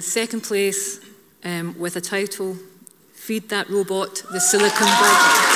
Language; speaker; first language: English; native; English